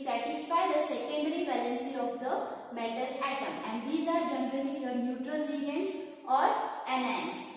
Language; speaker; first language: English; non-native, local second language; Marathi